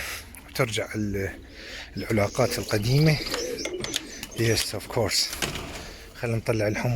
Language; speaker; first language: Arabic; native; Arabic